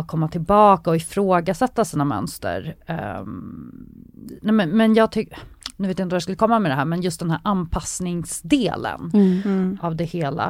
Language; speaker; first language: Swedish; native; Swedish